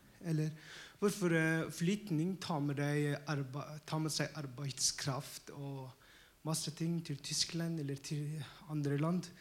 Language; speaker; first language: Norwegian; non-native, learner; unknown